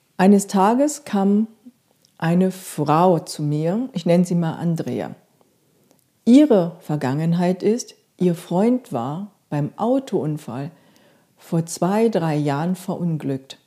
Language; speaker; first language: German; non-native, fluent; Korean